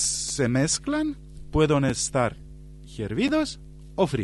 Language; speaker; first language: Spanish; non-native, fluent; Romanian